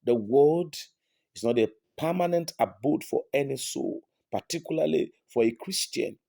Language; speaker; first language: English; non-native, local second language; Yoruba